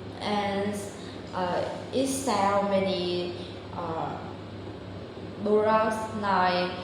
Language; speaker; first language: English; non-native, learner; Vietnamese